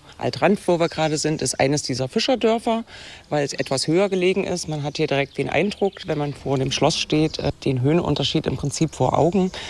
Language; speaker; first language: German; native; German